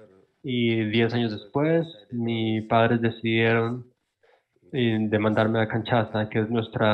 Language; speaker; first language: Spanish; non-native, fluent; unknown